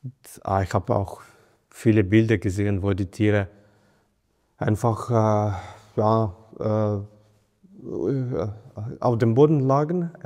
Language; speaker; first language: German; non-native, fluent; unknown